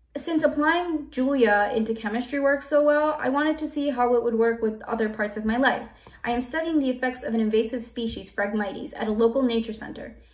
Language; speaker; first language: English; native; English